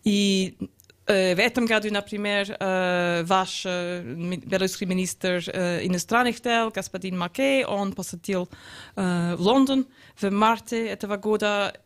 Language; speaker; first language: Russian; non-native, learner; English